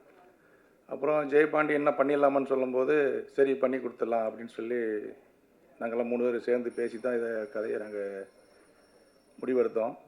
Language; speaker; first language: Tamil; native; Tamil